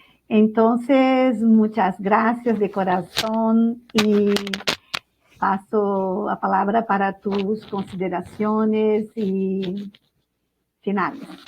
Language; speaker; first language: Spanish; non-native, fluent; Portuguese